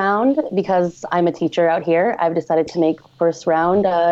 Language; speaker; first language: English; native; English